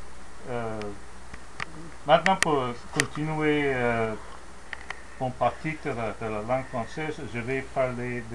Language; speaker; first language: French; non-native, learner; English